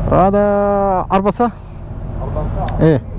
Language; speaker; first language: Arabic; non-native, learner; Bangla